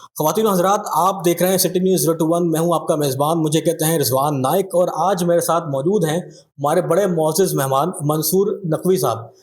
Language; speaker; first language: Urdu; native; Urdu